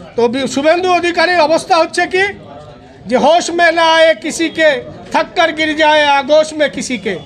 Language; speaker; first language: Hindi; non-native, local second language; Bangla